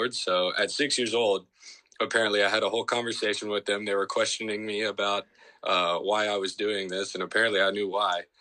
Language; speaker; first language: English; native; English